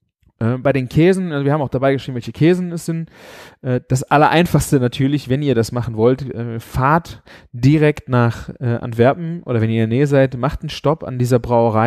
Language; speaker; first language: German; native; German